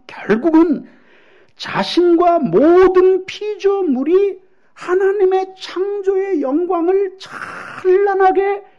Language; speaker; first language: Korean; native; Korean